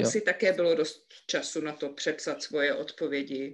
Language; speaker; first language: Czech; non-native, learner; Russian